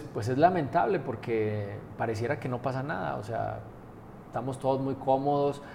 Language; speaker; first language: Spanish; native; Spanish